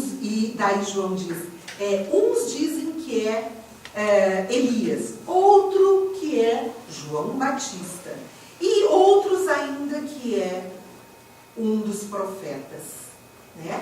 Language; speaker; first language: Portuguese; native; Portuguese